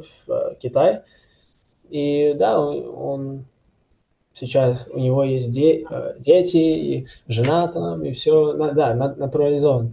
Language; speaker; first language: Russian; early bilingual, heritage; Russian